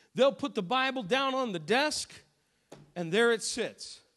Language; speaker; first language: English; native; English